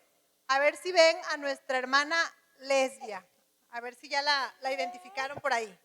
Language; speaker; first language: Spanish; native; Spanish